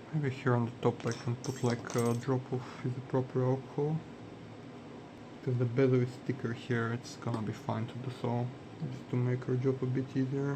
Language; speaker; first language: English; non-native, fluent; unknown